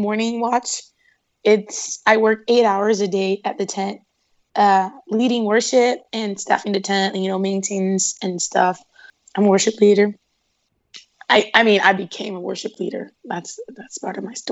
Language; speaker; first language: English; non-native, fluent; Portuguese